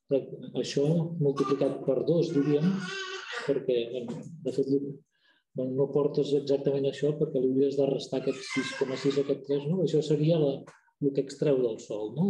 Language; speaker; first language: Catalan; native; Catalan